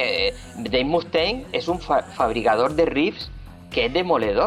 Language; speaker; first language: Spanish; native; Spanish